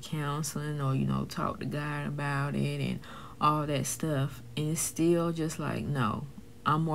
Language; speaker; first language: English; native; English